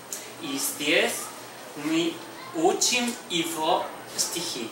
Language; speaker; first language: Russian; non-native, learner; Spanish